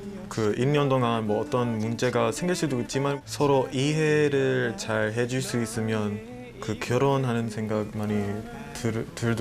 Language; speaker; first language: Korean; non-native, fluent; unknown